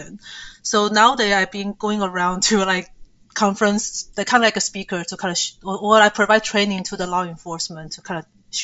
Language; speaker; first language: English; early bilingual, other home language; Chinese